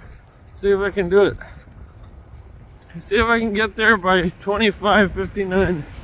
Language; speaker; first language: English; native; English